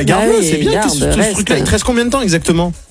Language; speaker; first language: French; native; French